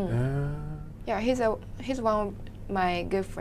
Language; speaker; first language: English; non-native, learner; Japanese